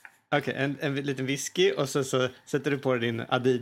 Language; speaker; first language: Swedish; native; Swedish